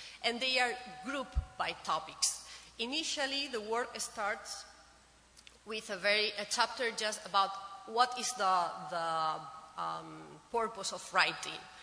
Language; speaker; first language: English; non-native, fluent; Spanish